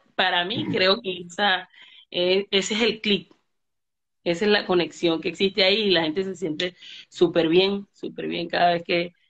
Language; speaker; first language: Spanish; native; Spanish